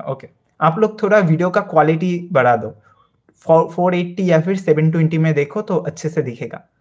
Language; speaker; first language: Hindi; non-native, local second language; Bangla